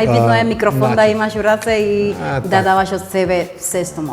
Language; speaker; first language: Macedonian; non-native, learner; Spanish